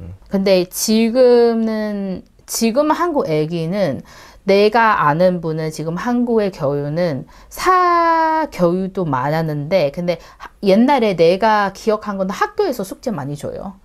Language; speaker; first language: Korean; non-native, learner; Chinese